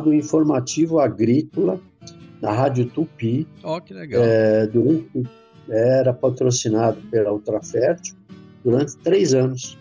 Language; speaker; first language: Portuguese; native; Portuguese